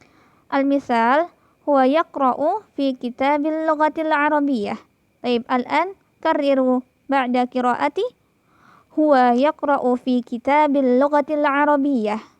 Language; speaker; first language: Arabic; non-native, fluent; Indonesian